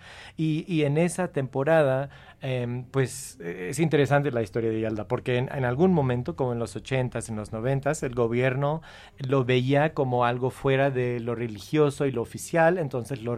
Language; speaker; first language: Spanish; early bilingual, heritage; Spanish